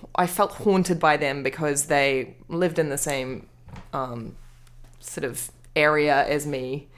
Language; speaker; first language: English; native; English